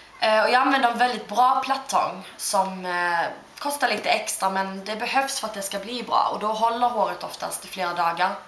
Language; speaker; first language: Swedish; early bilingual, other home language; Turkish